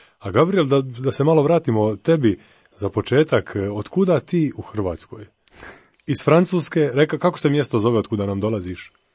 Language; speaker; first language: Croatian; native; Croatian